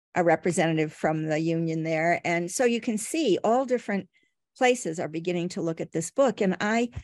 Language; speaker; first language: English; early bilingual, other home language; Portuguese